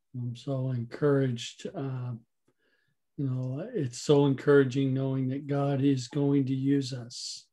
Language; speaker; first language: English; native; English